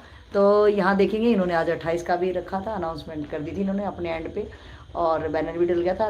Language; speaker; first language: Hindi; native; Hindi